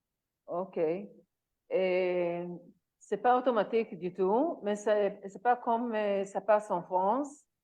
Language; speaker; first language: French; non-native, learner; Hebrew